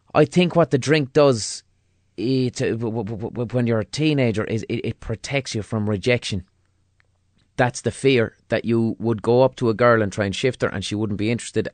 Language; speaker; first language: English; native; English